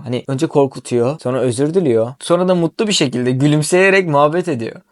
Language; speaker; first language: Turkish; native; Turkish